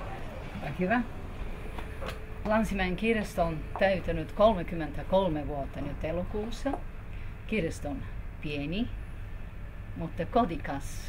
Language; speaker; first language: Finnish; non-native, fluent; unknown